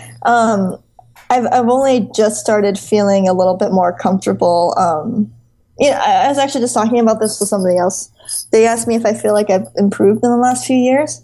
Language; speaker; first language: English; native; English